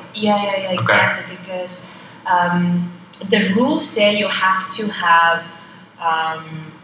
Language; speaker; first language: English; non-native, fluent; Estonian